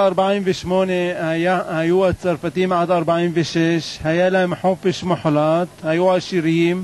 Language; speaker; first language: Hebrew; non-native, fluent; Arabic